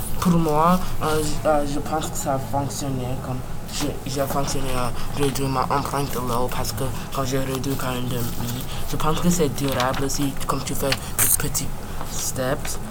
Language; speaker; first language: French; non-native, learner; English